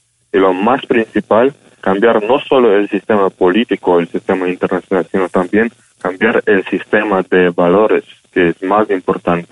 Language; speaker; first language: Spanish; non-native, fluent; Ukrainian